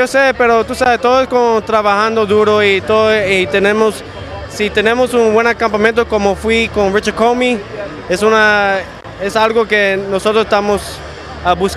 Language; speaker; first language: Spanish; early bilingual, heritage; Spanish